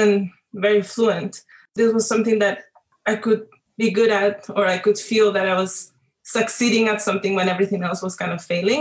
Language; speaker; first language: English; non-native, fluent; Spanish